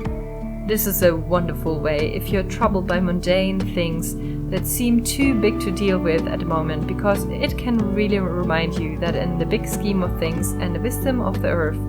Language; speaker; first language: English; non-native, fluent; German